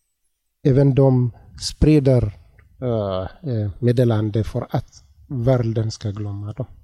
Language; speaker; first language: Swedish; non-native, learner; Tigrinya